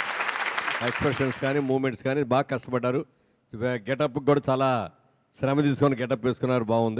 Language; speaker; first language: Telugu; native; Telugu